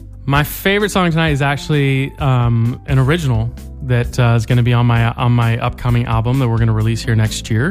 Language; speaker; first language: English; native; English